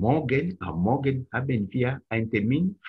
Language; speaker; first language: German; non-native, fluent; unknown